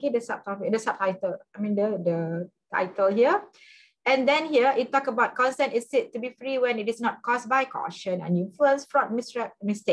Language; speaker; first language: English; non-native, local second language; Malay